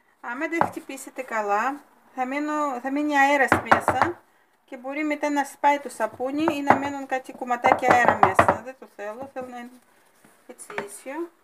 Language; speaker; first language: Greek; non-native, fluent; Russian